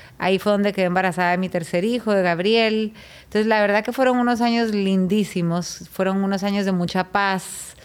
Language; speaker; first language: Spanish; native; Spanish